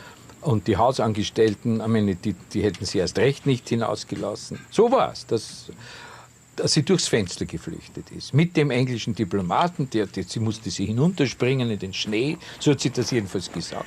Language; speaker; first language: German; native; German